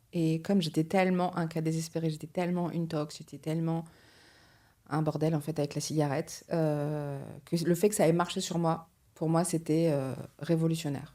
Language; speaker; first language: French; early bilingual, other home language; Portuguese